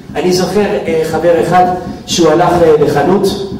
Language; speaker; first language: Hebrew; non-native, fluent; French